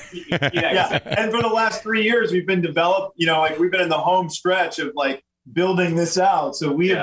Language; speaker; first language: English; native; English